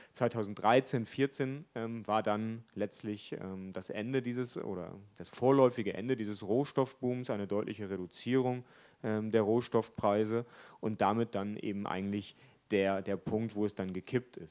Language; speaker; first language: German; native; German